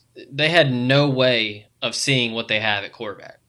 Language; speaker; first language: English; native; English